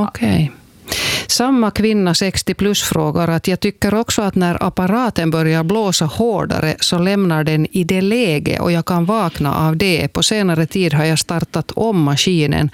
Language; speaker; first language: Swedish; native; Swedish